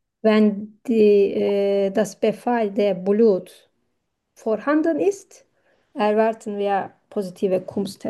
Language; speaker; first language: German; non-native, learner; Turkish